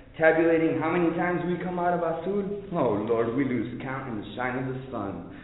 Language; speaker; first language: English; early bilingual, other home language; Spanish